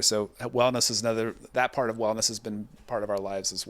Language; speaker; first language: English; native; English